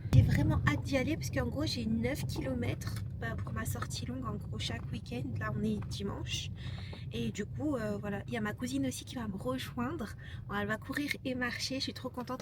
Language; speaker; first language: French; non-native, local second language; Arabic